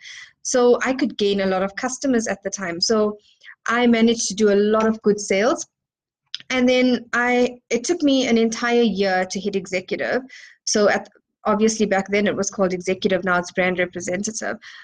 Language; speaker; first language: English; native; English